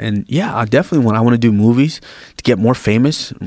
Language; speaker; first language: English; early bilingual, other home language; Yoruba